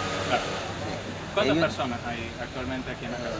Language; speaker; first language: Spanish; native; Spanish